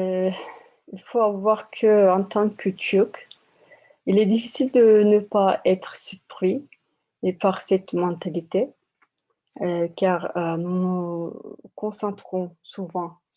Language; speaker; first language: French; non-native, learner; Turkish